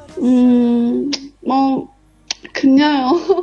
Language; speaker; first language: Korean; non-native, learner; Chinese